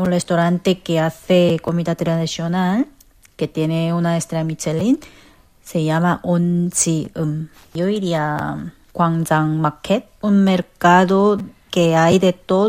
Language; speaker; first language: Spanish; non-native, fluent; Korean